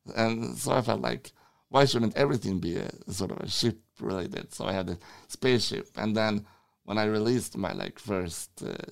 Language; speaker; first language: English; non-native, fluent; Swedish